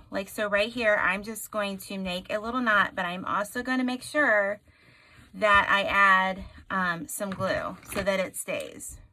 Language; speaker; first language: English; native; English